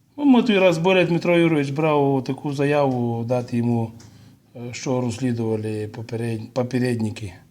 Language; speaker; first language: Ukrainian; native; Ukrainian